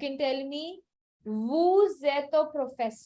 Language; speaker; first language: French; non-native, fluent; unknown